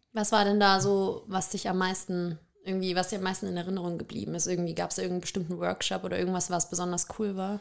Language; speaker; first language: German; native; German